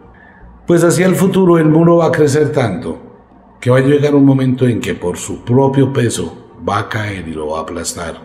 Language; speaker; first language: Spanish; native; Spanish